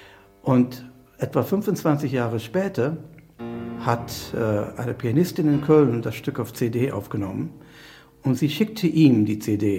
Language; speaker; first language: German; non-native, fluent; English